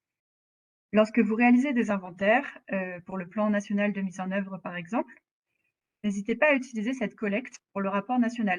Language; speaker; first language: French; native; French